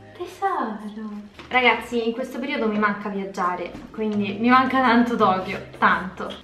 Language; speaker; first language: Italian; native; Italian